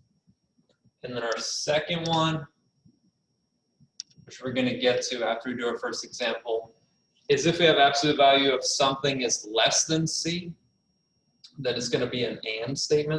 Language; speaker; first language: English; native; English